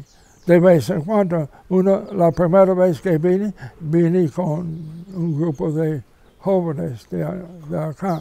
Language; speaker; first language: Spanish; non-native, fluent; English